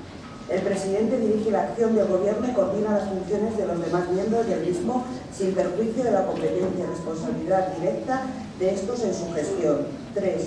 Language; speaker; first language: Spanish; native; Spanish